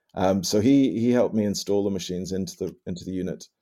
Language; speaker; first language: English; native; English